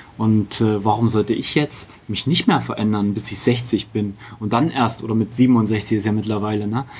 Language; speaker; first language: German; native; German